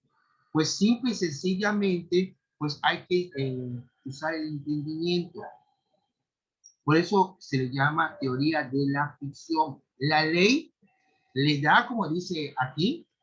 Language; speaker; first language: Spanish; native; Spanish